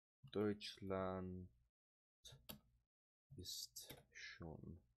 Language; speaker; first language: German; non-native, learner; English